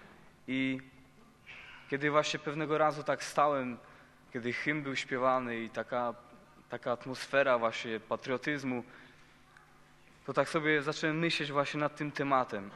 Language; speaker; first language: Polish; native; Polish